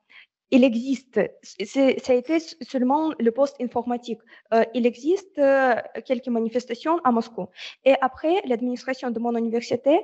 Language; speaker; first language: French; non-native, learner; Russian